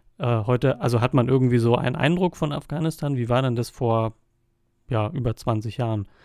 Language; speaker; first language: German; native; German